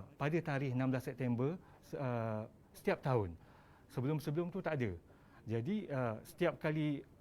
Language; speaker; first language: Malay; native; Malay